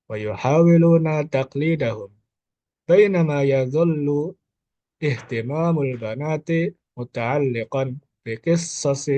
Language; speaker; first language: Arabic; non-native, learner; Indonesian